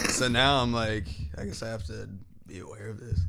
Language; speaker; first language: English; native; English